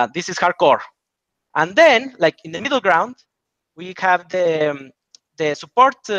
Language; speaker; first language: English; non-native, fluent; Spanish